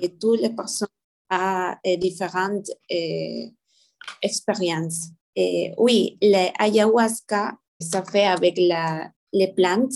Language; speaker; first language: French; non-native, learner; Spanish